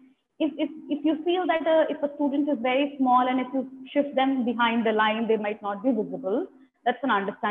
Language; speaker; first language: English; non-native, local second language; Tamil